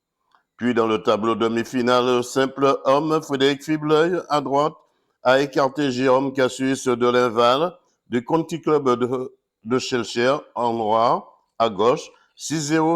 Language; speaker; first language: French; native; French